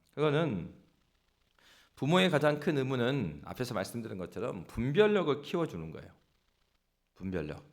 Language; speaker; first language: Korean; native; Korean